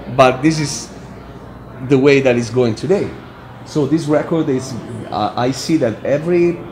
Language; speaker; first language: English; non-native, fluent; Italian